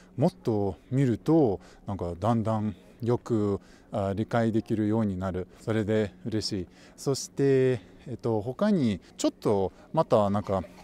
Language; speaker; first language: Japanese; non-native, fluent; Russian